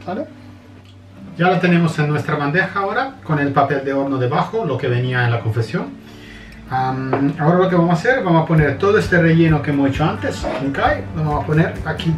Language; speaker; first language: Spanish; non-native, fluent; Italian